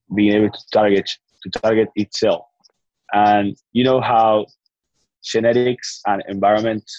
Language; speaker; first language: English; non-native, fluent; Spanish